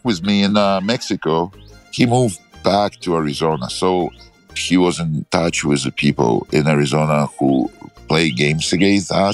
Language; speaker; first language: English; non-native, learner; Ukrainian